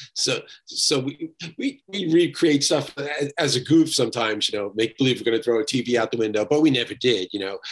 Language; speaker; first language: English; native; English